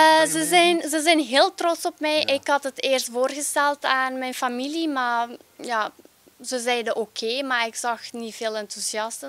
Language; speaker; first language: Dutch; early bilingual, other home language; Albanian